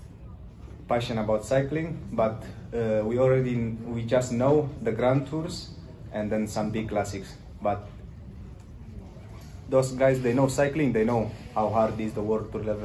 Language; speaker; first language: English; non-native, learner; Tigrinya